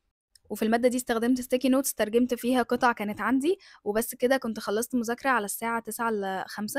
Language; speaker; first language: Arabic; native; Arabic